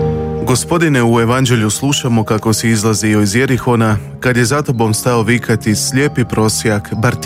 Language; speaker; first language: Croatian; native; Croatian